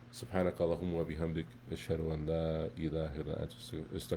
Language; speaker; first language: Arabic; non-native, fluent; English